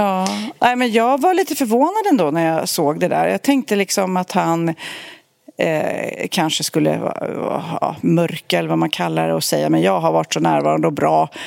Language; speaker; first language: Swedish; native; Swedish